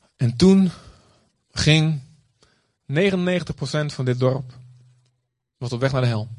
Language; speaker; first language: Dutch; native; Dutch